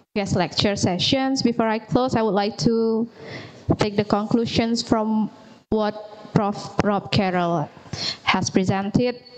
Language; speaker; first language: English; non-native, fluent; Indonesian